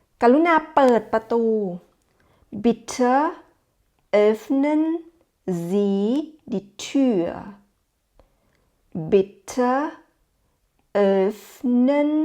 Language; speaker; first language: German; non-native, fluent; Thai